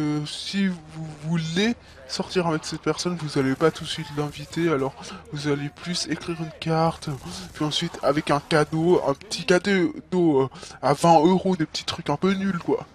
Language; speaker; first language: French; native; French